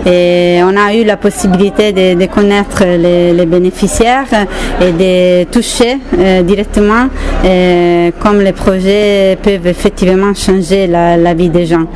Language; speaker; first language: French; non-native, fluent; Italian